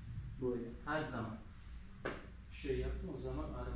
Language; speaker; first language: Turkish; non-native, learner; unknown